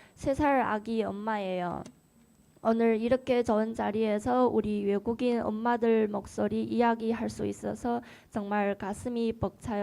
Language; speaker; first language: Korean; non-native, learner; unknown